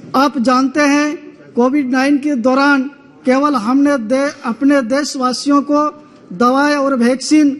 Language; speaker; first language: Hindi; native; Hindi